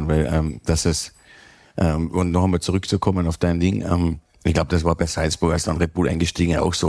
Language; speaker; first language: German; native; German